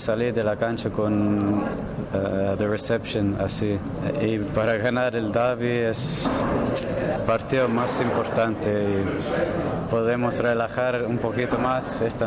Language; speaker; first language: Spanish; early bilingual, heritage; English